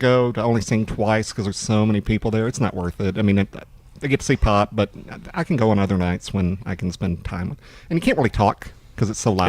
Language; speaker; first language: English; native; English